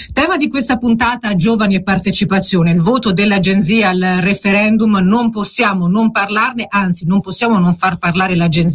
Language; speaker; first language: Italian; native; Italian